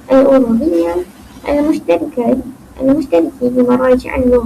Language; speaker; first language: Arabic; non-native, learner; Malay